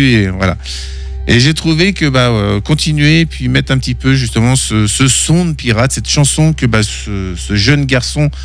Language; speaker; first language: French; native; French